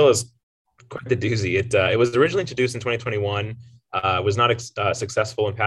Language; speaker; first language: English; native; English